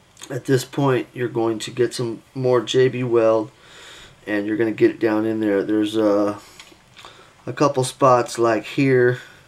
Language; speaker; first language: English; native; English